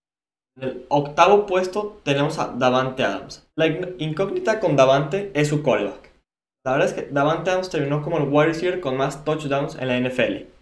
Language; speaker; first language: Spanish; native; Spanish